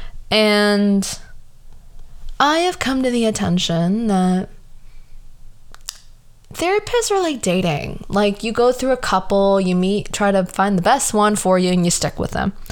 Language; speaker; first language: English; early bilingual, other home language; Spanish